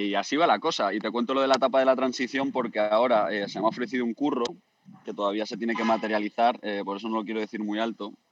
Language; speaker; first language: Spanish; native; Spanish